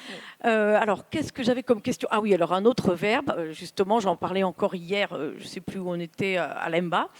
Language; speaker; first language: French; native; French